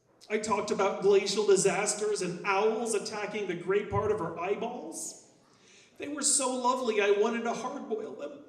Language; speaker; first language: English; native; English